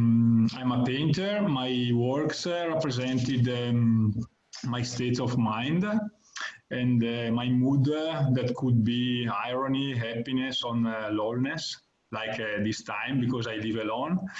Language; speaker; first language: English; non-native, learner; Italian